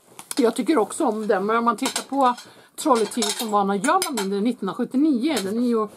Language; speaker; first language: Swedish; native; Swedish